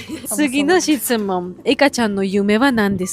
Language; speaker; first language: Japanese; non-native, learner; Georgian